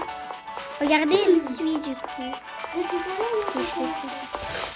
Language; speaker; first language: French; native; French